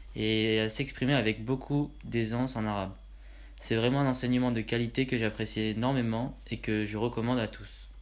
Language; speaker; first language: French; native; French